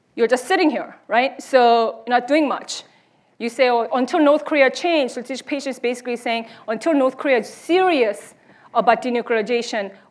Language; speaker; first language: English; early bilingual, other home language; Korean